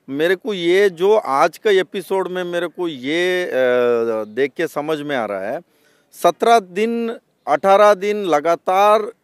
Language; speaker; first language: Hindi; non-native, local second language; Kannada